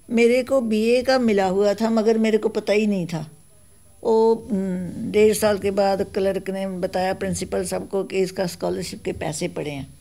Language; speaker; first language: Hindi; non-native, local second language; Punjabi